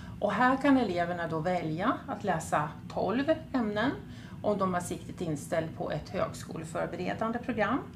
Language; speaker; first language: Swedish; native; Swedish